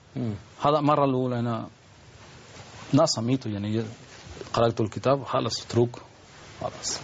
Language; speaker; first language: Arabic; non-native, learner; Spanish